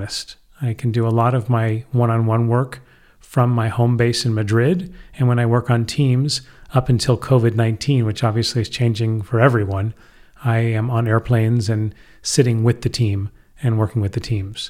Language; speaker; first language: English; native; English